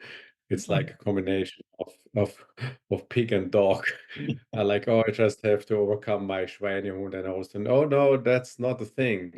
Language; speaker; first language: English; non-native, fluent; German